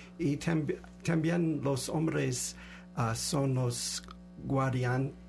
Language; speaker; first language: Spanish; non-native, learner; English